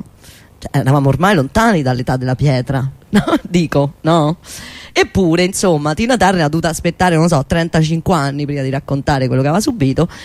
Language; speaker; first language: Italian; native; Italian